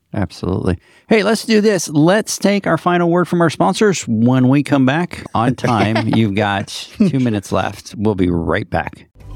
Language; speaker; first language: English; native; English